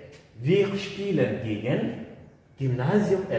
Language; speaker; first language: German; non-native, fluent; French